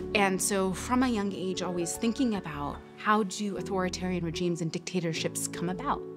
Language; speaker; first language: English; native; English